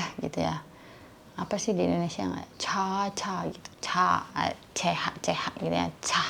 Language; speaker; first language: Indonesian; native; Indonesian